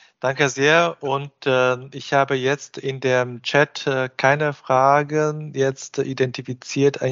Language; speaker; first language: German; non-native, fluent; Chinese